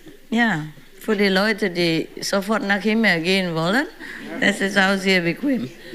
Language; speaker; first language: German; non-native, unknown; Vietnamese